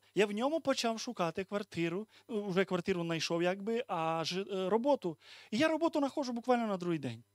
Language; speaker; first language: Ukrainian; native; Ukrainian